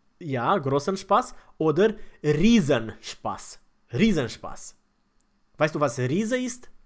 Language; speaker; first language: German; non-native, fluent; Romanian